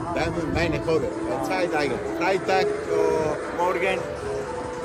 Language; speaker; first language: German; non-native, learner; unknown